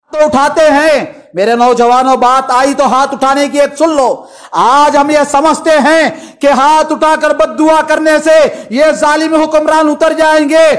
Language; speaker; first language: Urdu; native; Urdu